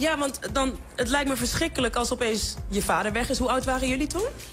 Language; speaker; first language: Dutch; native; Dutch